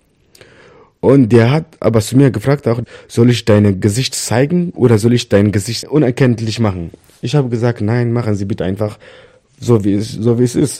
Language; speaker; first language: German; non-native, learner; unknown